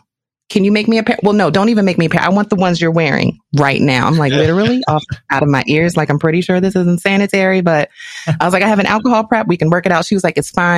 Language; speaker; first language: English; native; English